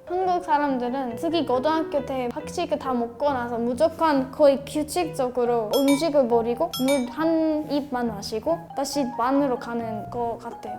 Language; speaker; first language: Korean; non-native, fluent; English